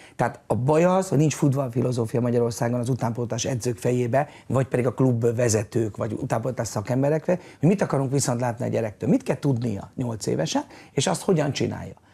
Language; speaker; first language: Hungarian; native; Hungarian